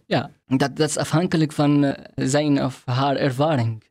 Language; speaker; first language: Dutch; non-native, learner; Arabic